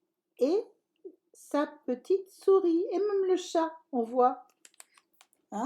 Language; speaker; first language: French; native; French